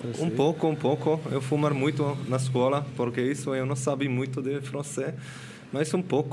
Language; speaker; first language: Portuguese; non-native, learner; Swiss German